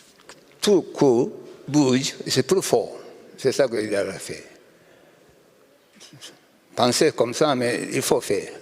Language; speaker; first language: French; non-native, learner; Japanese